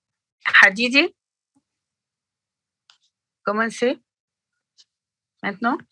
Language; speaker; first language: French; non-native, learner; Arabic